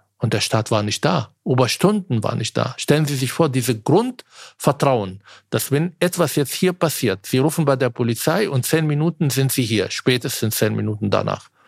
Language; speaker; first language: German; non-native, fluent; Arabic